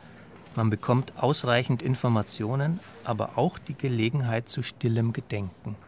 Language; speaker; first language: German; native; German